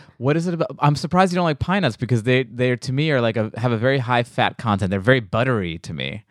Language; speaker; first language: English; native; English